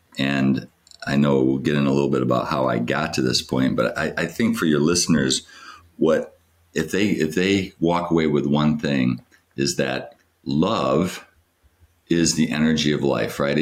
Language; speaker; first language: English; native; English